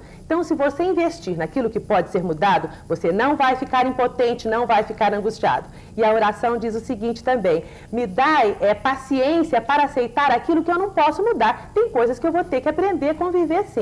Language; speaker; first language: Portuguese; native; Portuguese